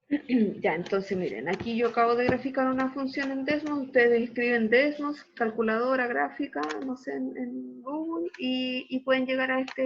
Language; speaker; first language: Spanish; native; Spanish